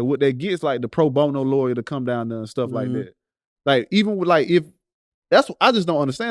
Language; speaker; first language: English; native; English